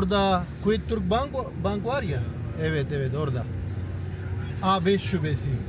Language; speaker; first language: Turkish; non-native, learner; Urdu